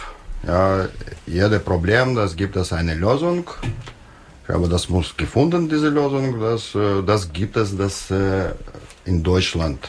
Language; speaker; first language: German; non-native, learner; Russian